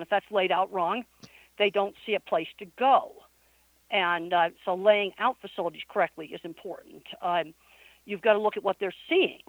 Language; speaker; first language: English; native; English